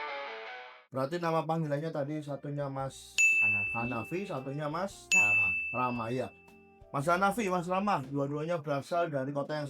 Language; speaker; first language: Indonesian; native; Indonesian